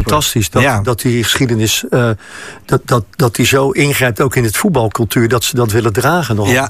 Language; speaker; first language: Dutch; native; Dutch